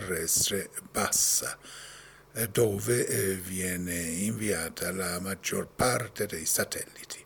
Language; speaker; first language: Italian; non-native, fluent; Persian